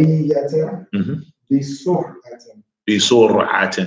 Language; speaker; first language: Arabic; non-native, learner; English